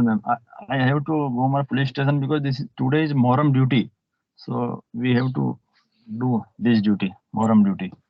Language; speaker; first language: English; non-native, local second language; Hindi